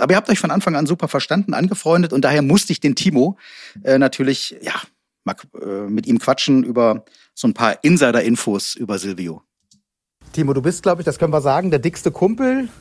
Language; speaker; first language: German; native; German